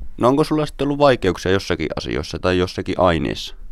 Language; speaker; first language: Finnish; native; Finnish